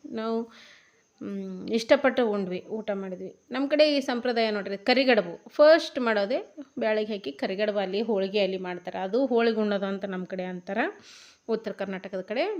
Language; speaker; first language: Kannada; native; Kannada